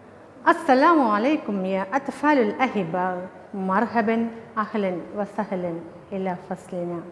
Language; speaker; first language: Arabic; non-native, fluent; Malayalam